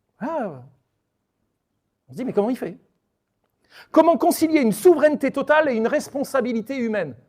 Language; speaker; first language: French; native; French